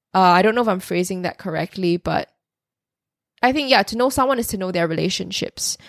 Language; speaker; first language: English; native; English